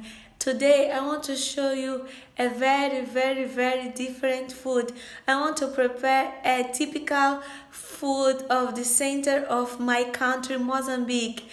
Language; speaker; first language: English; non-native, learner; Portuguese